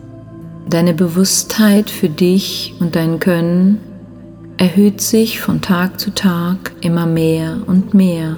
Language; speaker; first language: German; native; German